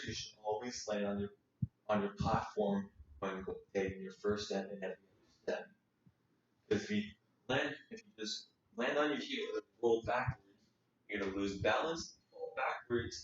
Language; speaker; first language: English; native; English